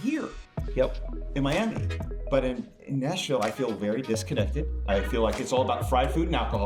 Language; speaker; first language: English; native; English